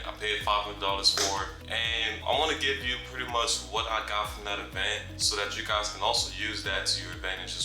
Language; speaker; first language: English; native; English